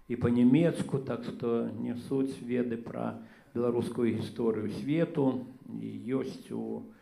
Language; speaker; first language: Belarusian; native; Belarusian